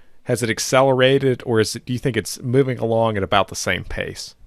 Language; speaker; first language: English; native; English